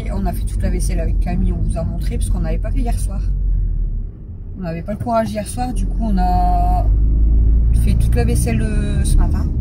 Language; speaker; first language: French; native; French